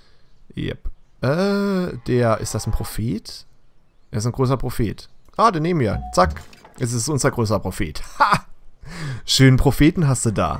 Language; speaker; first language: German; native; German